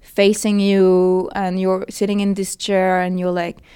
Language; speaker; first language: English; non-native, fluent; French